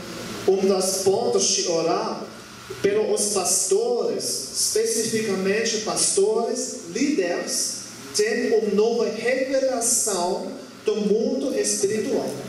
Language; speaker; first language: Portuguese; non-native, learner; German